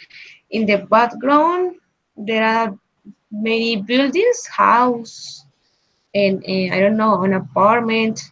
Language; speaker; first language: English; non-native, learner; Spanish